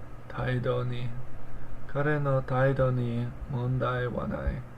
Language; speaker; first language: Japanese; non-native, learner; English